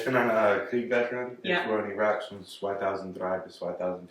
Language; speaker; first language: German; non-native, learner; English